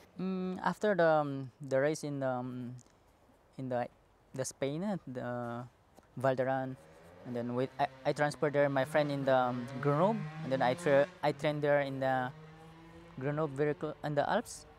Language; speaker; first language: English; non-native, learner; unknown